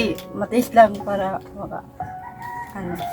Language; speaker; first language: Filipino; non-native, local second language; Cebuano